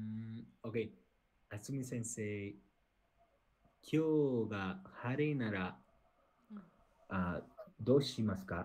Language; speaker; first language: Japanese; non-native, learner; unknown